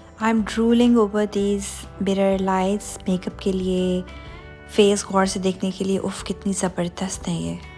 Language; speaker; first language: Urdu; native; Urdu